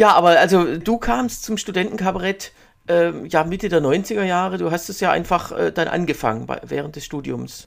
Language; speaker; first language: German; native; German